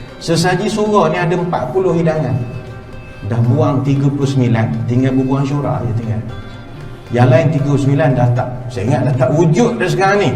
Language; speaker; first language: Malay; native; Malay